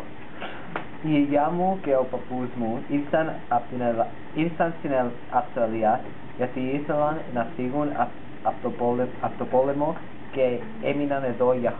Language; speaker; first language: Greek; early bilingual, heritage; English